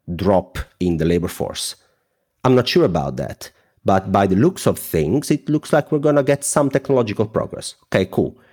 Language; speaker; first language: English; non-native, fluent; Italian